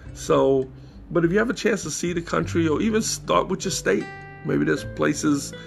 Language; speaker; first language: English; native; English